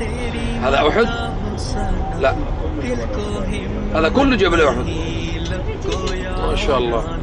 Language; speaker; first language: Arabic; non-native, learner; Urdu